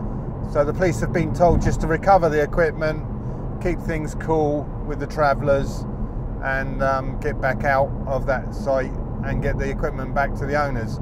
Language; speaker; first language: English; native; English